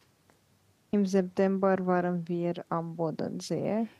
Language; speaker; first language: German; non-native, learner; Romanian